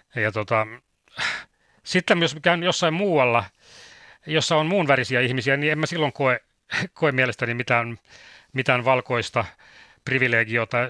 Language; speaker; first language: Finnish; native; Finnish